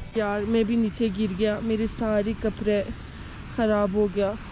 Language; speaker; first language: Urdu; non-native, learner; Turkish